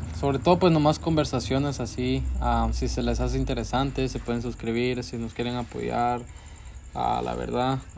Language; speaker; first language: Spanish; early bilingual, heritage; Spanish